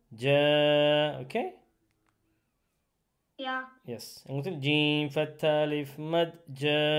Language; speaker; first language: Swedish; non-native, fluent; Urdu